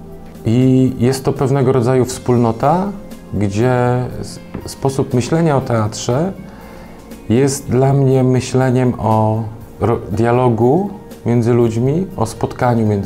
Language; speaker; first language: Ukrainian; non-native, learner; Polish